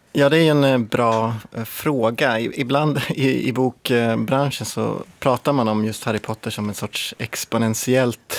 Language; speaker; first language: Swedish; native; Swedish